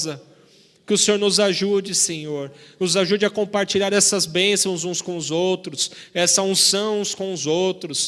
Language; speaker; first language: Portuguese; native; Portuguese